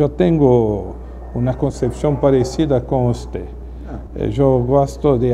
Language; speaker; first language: Spanish; non-native, learner; Portuguese